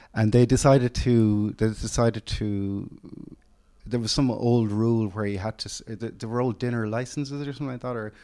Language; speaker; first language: English; native; English